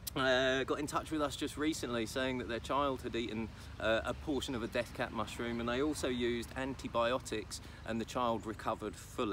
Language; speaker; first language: English; native; English